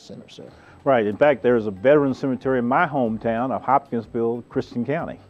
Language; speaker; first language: English; native; English